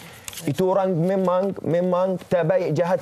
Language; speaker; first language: Indonesian; non-native, fluent; Arabic